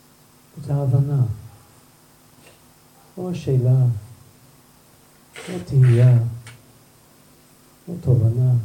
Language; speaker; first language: Hebrew; non-native, fluent; English